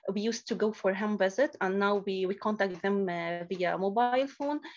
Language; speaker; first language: English; non-native, learner; Arabic